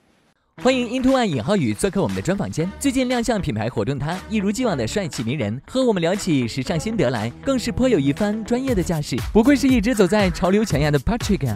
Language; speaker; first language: Chinese; native; Chinese